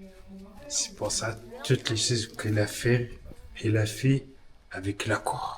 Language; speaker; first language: French; non-native, learner; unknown